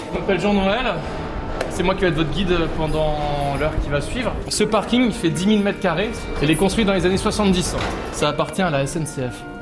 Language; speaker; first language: French; native; French